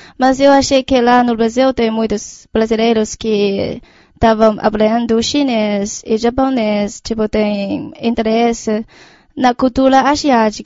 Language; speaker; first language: Portuguese; non-native, fluent; Chinese